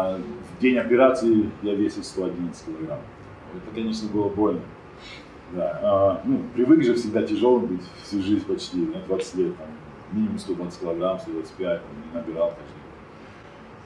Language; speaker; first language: Russian; non-native, fluent; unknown